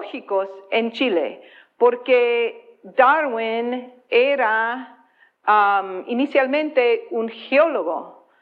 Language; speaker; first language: Spanish; non-native, fluent; English